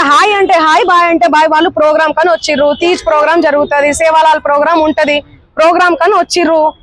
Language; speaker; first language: Telugu; non-native, local second language; Lambadi